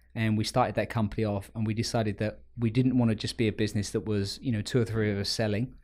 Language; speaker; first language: English; native; English